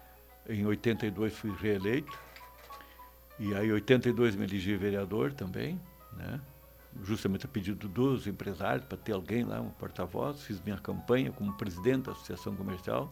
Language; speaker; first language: Portuguese; native; Portuguese